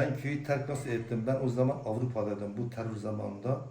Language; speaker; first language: Turkish; non-native, local second language; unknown